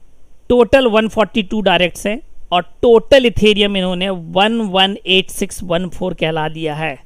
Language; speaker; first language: Hindi; native; Hindi